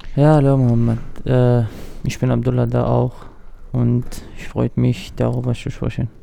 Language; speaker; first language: German; non-native, learner; Arabic